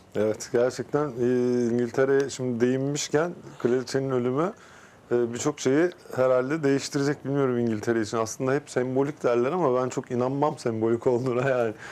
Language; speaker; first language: Turkish; native; Turkish